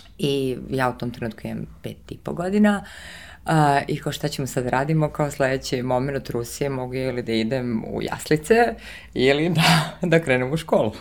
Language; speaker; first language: Serbian; early bilingual, heritage; Serbian